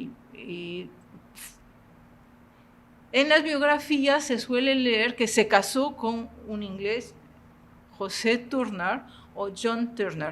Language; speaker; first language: Spanish; non-native, fluent; French